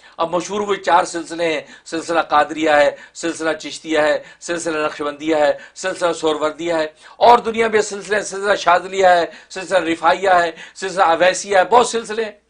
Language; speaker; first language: Urdu; native; Urdu